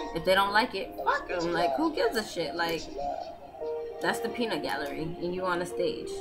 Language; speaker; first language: English; native; English